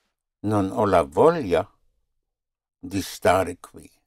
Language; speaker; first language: Italian; non-native, fluent; English